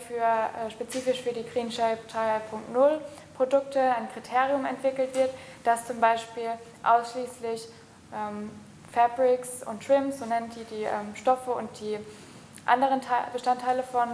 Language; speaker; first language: German; native; German